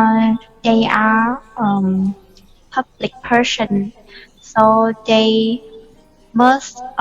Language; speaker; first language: English; non-native, learner; Vietnamese